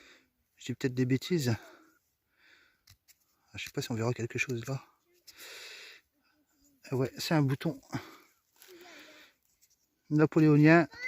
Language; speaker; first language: French; native; French